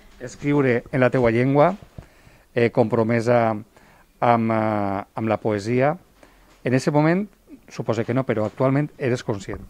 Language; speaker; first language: Catalan; native; Catalan